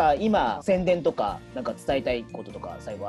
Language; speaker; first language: Japanese; native; Japanese